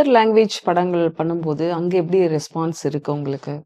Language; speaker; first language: Tamil; native; Tamil